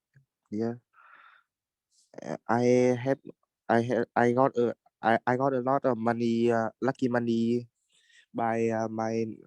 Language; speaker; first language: English; non-native, learner; Vietnamese